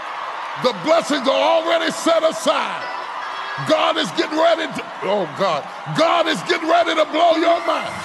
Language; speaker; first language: English; native; English